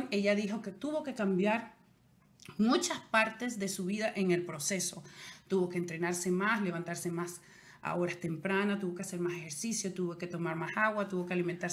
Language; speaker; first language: Spanish; native; Spanish